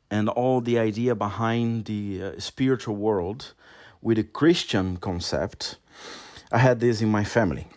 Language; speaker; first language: English; non-native, fluent; Portuguese